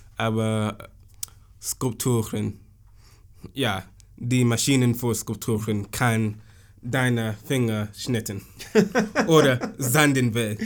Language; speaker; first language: German; non-native, learner; English